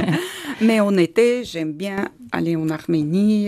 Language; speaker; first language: French; non-native, learner; Armenian